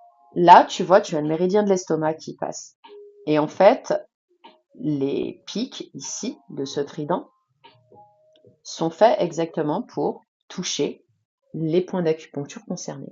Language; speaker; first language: French; native; French